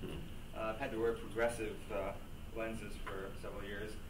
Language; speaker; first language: English; native; English